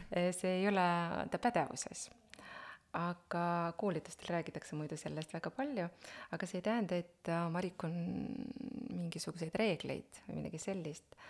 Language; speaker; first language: Estonian; non-native, local second language; Russian